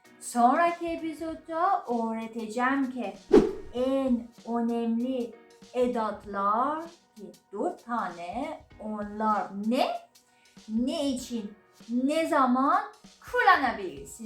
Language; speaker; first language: Turkish; non-native, learner; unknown